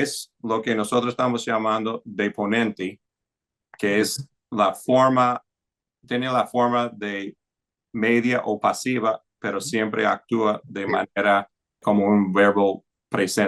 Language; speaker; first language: Spanish; non-native, fluent; English